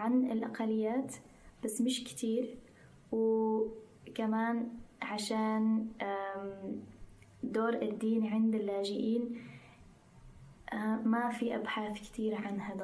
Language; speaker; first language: Arabic; non-native, fluent; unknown